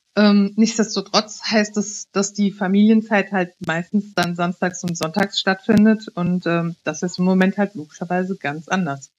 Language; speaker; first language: German; early bilingual, other home language; Italian